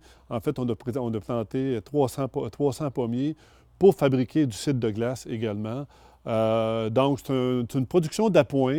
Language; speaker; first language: French; native; French